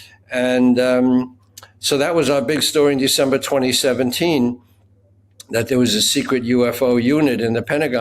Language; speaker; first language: English; native; English